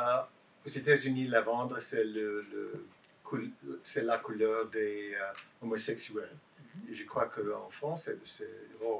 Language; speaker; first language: French; non-native, learner; English